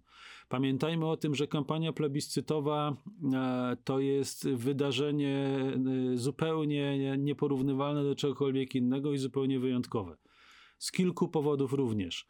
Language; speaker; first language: Polish; native; Polish